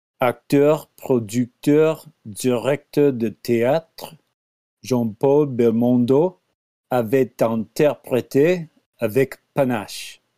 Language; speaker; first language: French; non-native, learner; English